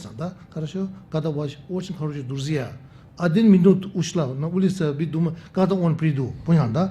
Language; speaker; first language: Russian; non-native, learner; Tibetan